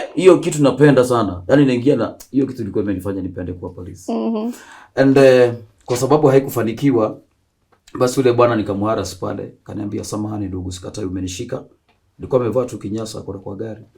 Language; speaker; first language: Swahili; native; Swahili